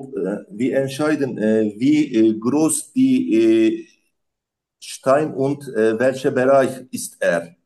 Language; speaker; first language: German; non-native, learner; Turkish